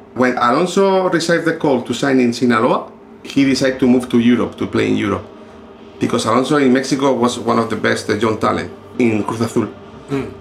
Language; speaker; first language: English; non-native, learner; Spanish